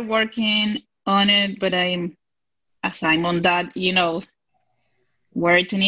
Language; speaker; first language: English; non-native, fluent; Spanish